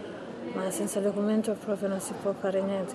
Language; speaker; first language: Italian; early bilingual, other home language; Somali